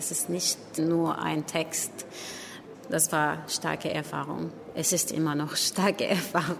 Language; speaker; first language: German; non-native, learner; Arabic